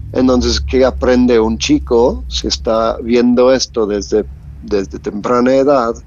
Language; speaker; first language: Spanish; non-native, fluent; English